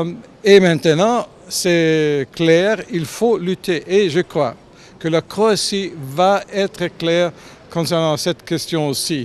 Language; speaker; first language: French; non-native, fluent; German